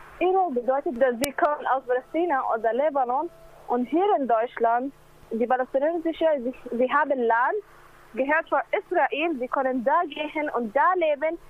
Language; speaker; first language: German; non-native, learner; Arabic